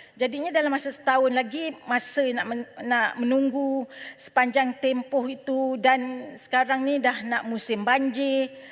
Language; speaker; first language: Malay; native; Malay